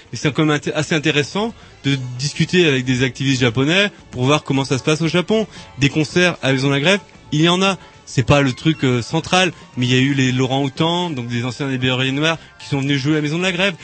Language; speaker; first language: French; native; French